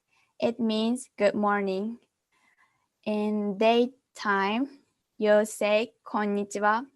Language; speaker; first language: English; non-native, fluent; Japanese